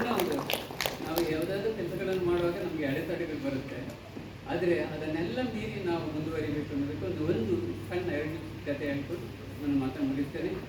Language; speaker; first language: Kannada; non-native, local second language; Tulu